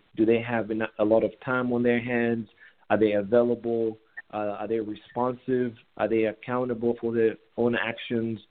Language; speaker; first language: English; non-native, local second language; Bemba